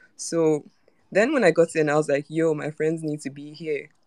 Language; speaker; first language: English; non-native, local second language; Akan